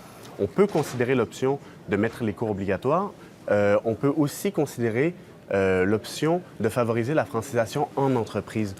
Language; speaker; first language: French; native; French